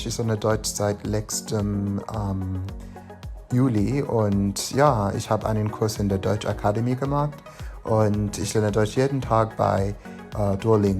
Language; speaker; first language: German; non-native, learner; English